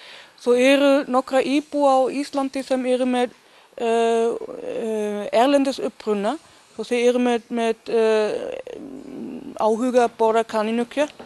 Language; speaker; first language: Icelandic; non-native, learner; Danish